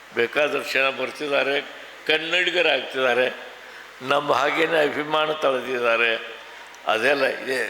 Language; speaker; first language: Kannada; native; Kannada